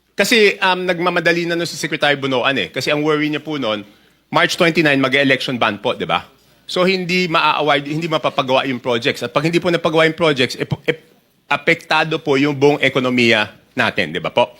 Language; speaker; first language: Filipino; native; Filipino